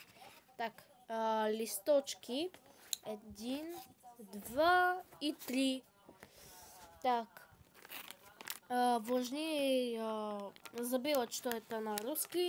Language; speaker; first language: Russian; non-native, learner; Bulgarian